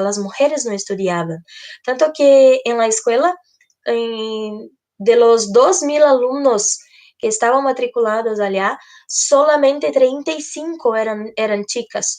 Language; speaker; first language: Spanish; non-native, fluent; Portuguese